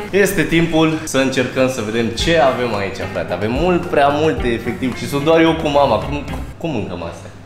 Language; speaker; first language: Romanian; early bilingual, other home language; Chinese